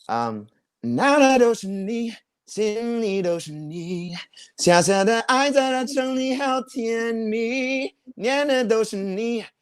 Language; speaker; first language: Chinese; non-native, fluent; English